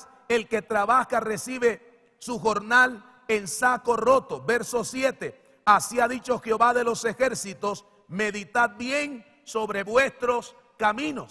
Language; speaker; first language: Spanish; native; Spanish